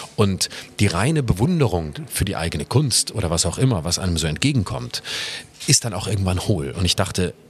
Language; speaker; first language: German; native; German